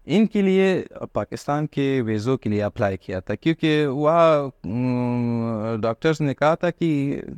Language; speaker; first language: Urdu; non-native, fluent; Pashto